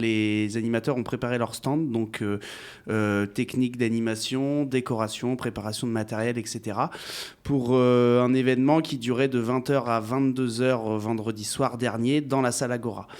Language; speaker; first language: French; native; French